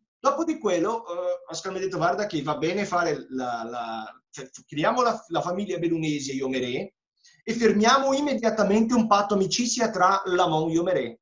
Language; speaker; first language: Italian; non-native, fluent; Portuguese